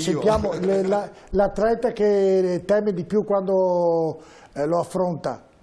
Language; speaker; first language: Italian; native; Italian